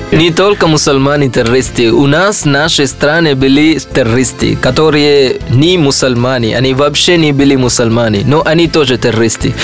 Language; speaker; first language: Russian; non-native, learner; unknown